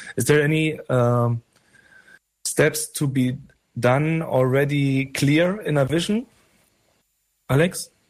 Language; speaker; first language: English; non-native, fluent; German